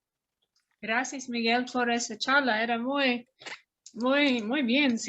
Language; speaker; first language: Spanish; non-native, fluent; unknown